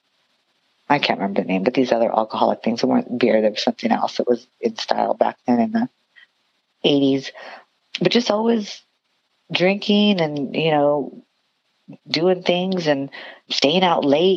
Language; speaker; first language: English; native; English